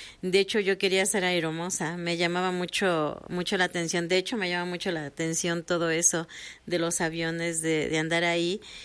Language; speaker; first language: Spanish; native; Spanish